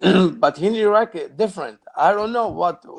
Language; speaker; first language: English; non-native, learner; Arabic